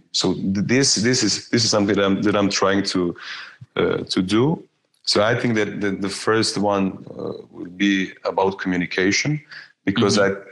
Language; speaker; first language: English; non-native, fluent; Croatian